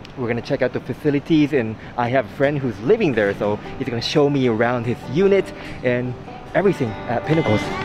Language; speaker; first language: English; non-native, fluent; Japanese